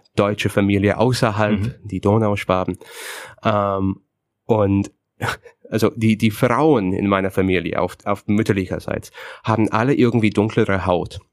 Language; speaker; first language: German; non-native, fluent; English